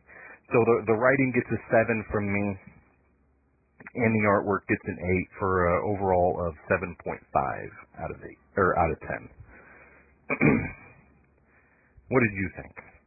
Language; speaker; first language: English; native; English